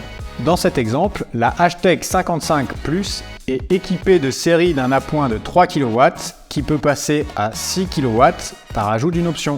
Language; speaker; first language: French; native; French